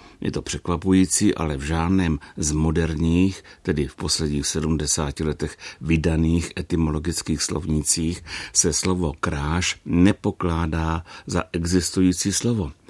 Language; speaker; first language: Czech; native; Czech